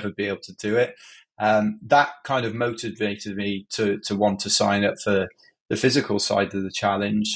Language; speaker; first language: English; native; English